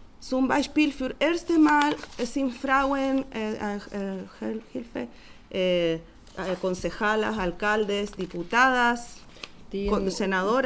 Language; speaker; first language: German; non-native, learner; Spanish